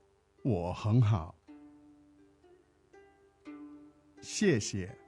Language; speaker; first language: Chinese; non-native, learner; English